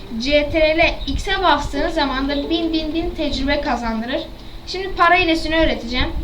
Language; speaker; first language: Turkish; native; Turkish